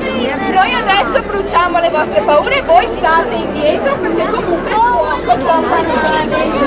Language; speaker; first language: Italian; native; Italian